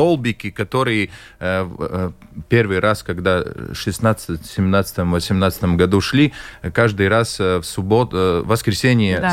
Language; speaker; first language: Russian; non-native, local second language; Latvian